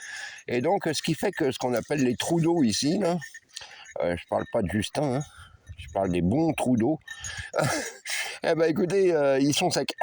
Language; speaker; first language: French; native; French